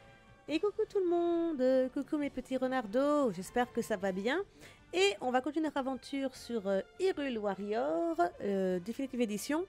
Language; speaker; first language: French; native; French